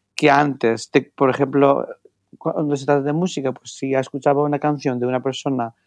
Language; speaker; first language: Spanish; non-native, fluent; Greek